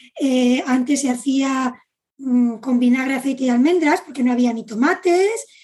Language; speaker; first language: Spanish; native; Spanish